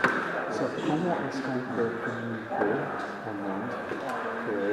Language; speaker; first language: French; non-native, fluent; English